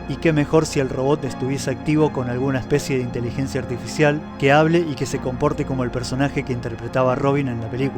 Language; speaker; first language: Spanish; native; Spanish